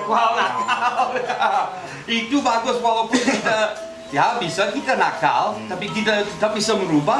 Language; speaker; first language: Indonesian; non-native, fluent; Spanish